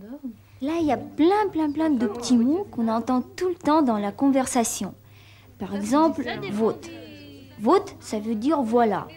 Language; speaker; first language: French; non-native, fluent; Russian